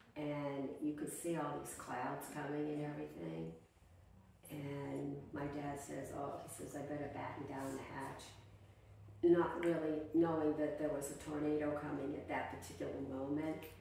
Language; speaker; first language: English; native; English